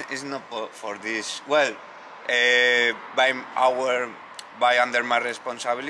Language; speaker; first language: English; non-native, learner; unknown